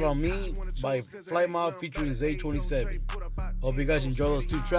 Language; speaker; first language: English; native; English